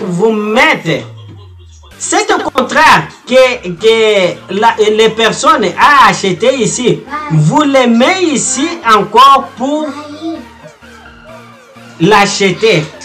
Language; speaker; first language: French; non-native, fluent; Portuguese